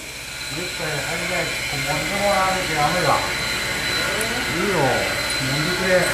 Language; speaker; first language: Japanese; native; Japanese